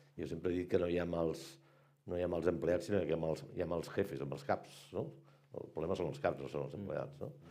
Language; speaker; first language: Catalan; native; Catalan